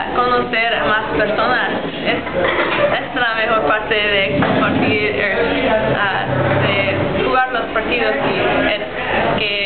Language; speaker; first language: Spanish; non-native, learner; English